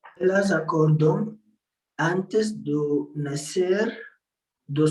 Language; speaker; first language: Portuguese; non-native, learner; Arabic